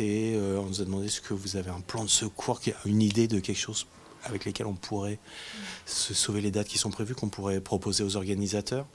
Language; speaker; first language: French; native; French